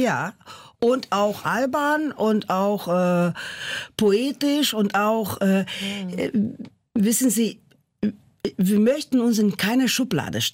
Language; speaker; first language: German; non-native, fluent; Portuguese